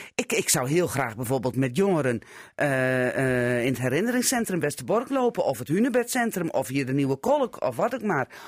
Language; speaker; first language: Dutch; native; Dutch